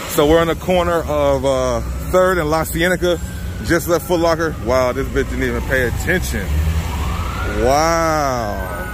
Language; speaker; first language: English; native; English